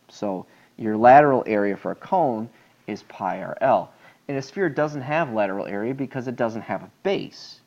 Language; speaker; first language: English; native; English